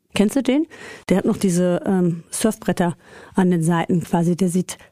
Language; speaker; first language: German; early bilingual, other home language; Greek